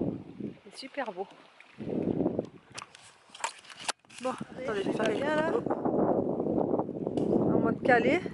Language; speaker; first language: French; native; French